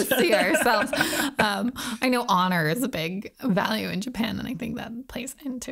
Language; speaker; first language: English; native; English